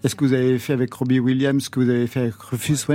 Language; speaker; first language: French; native; French